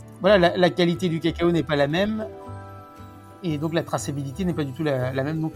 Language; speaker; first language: French; native; French